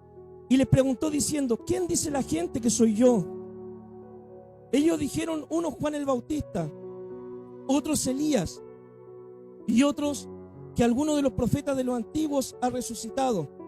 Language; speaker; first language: Spanish; native; Spanish